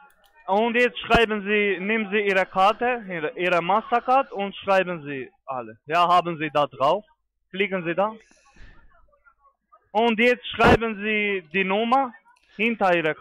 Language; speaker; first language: German; non-native, fluent; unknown